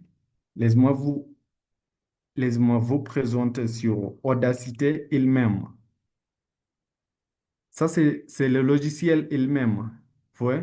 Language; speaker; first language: French; non-native, learner; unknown